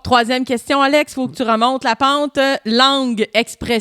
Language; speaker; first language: French; native; French